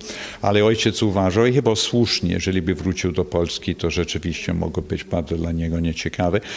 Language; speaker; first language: Polish; early bilingual, heritage; English